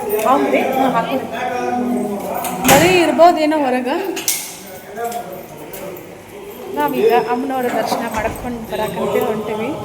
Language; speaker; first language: Kannada; native; Kannada